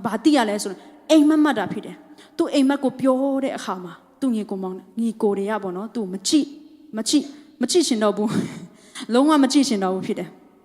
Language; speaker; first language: Burmese; non-native, local second language; Tedim Chin